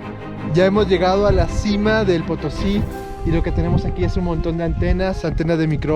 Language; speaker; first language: Spanish; native; Spanish